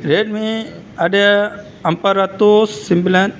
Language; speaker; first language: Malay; non-native, learner; Bangla